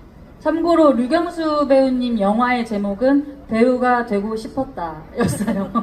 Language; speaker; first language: Korean; native; Korean